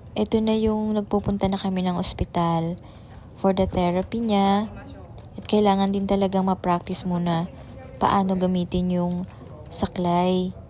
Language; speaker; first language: Filipino; native; Filipino